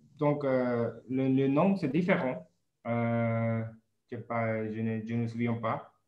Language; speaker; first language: French; non-native, learner; Japanese